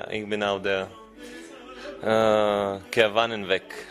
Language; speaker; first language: German; non-native, learner; Bulgarian